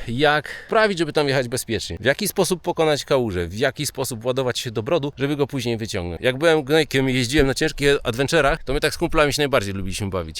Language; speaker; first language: Polish; native; Polish